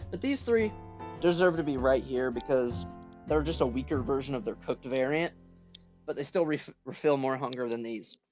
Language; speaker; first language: English; native; English